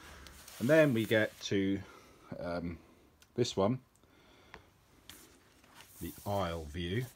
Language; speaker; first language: English; native; English